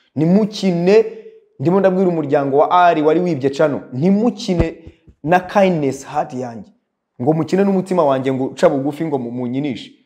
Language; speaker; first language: Kinyarwanda; early bilingual, heritage; Kinyarwanda